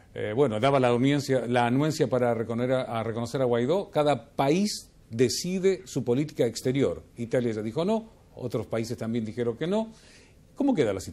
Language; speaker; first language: Spanish; native; Spanish